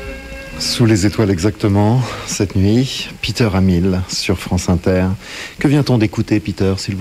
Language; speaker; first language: French; native; French